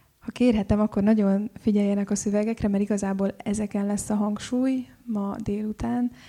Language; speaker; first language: Hungarian; native; Hungarian